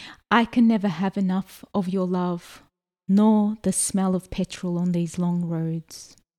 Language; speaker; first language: English; native; English